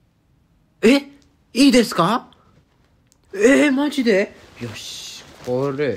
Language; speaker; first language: Japanese; non-native, learner; English